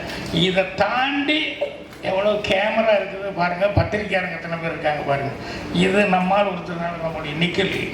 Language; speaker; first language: Tamil; native; Tamil